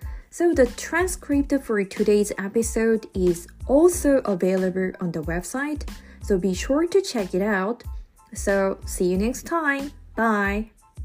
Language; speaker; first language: English; non-native, fluent; Korean